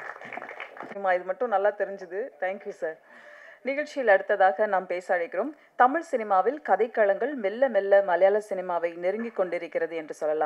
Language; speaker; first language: Tamil; native; Tamil